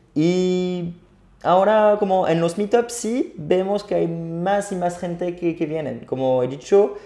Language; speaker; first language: Spanish; non-native, fluent; French